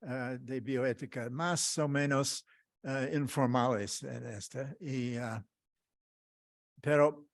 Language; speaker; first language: Spanish; non-native, fluent; English